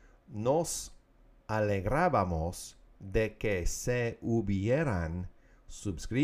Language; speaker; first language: Spanish; non-native, fluent; English